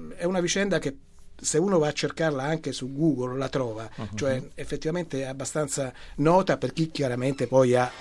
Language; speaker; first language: Italian; native; Italian